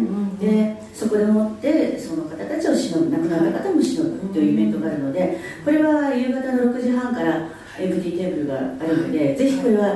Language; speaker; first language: Japanese; native; Japanese